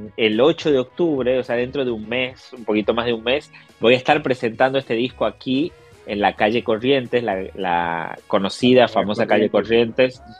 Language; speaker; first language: Spanish; native; Spanish